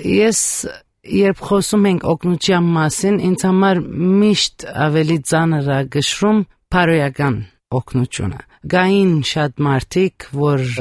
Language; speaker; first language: Armenian; early bilingual, heritage; Armenian